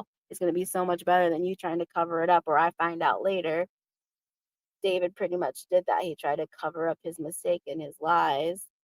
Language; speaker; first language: English; native; English